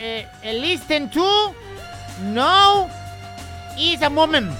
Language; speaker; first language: English; non-native, learner; Spanish